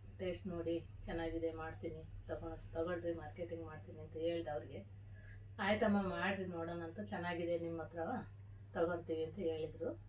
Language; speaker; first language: Kannada; native; Kannada